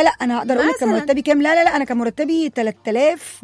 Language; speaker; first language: Arabic; native; Arabic